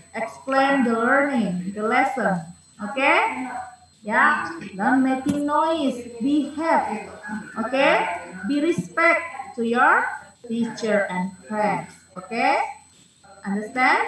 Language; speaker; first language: English; non-native, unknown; Indonesian